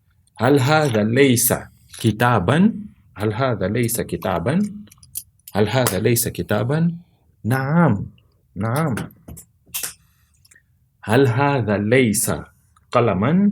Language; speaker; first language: Arabic; non-native, fluent; Portuguese